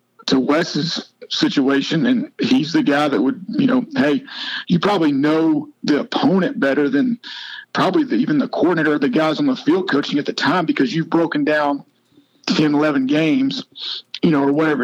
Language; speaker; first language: English; native; English